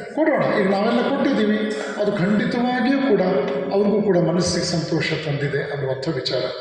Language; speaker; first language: Kannada; non-native, local second language; Telugu